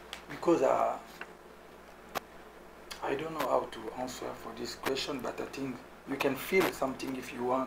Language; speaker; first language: English; non-native, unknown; Lingala